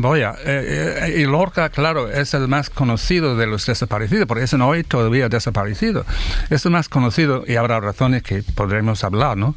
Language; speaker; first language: Spanish; non-native, fluent; English